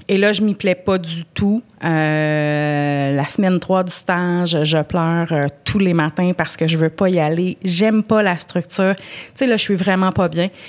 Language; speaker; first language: French; native; French